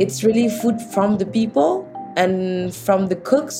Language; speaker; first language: English; non-native, fluent; French